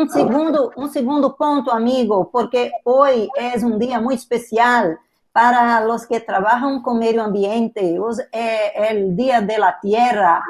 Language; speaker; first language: Spanish; non-native, learner; Portuguese